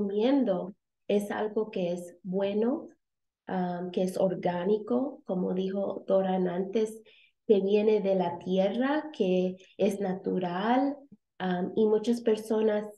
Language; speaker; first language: Spanish; early bilingual, heritage; Spanish